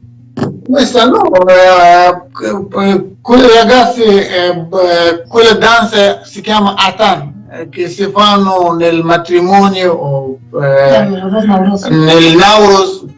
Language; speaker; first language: Italian; non-native, learner; Persian